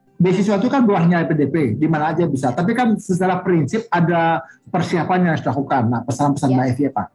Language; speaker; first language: Indonesian; native; Indonesian